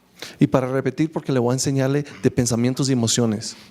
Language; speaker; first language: Spanish; native; Spanish